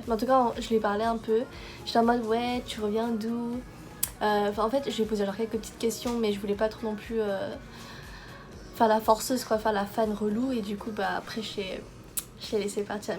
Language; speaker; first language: French; native; French